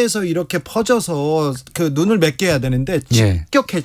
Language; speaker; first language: Korean; native; Korean